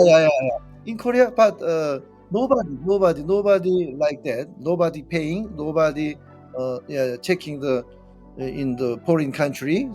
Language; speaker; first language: English; non-native, learner; Korean